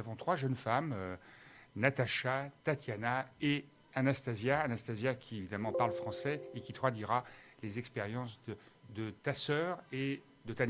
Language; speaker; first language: French; native; French